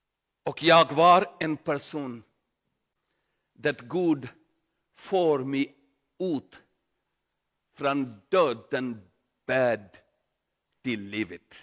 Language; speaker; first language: Swedish; non-native, learner; Urdu